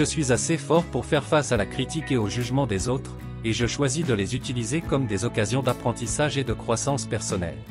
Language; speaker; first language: French; native; French